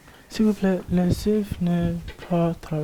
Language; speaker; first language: French; non-native, learner; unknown